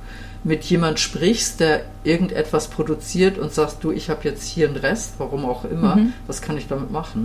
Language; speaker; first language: German; native; German